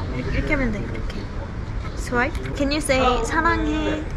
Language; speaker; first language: English; non-native, learner; Korean